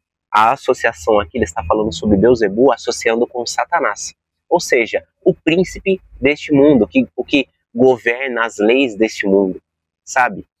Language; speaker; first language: Portuguese; native; Portuguese